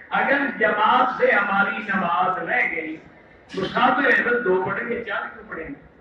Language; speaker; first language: Urdu; native; Urdu